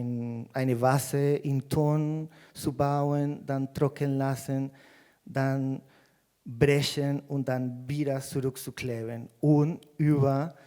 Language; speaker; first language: German; non-native, fluent; Spanish